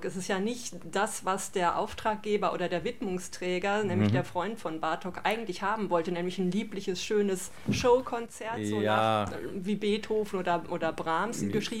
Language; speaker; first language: German; native; German